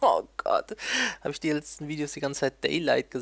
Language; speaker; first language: German; native; German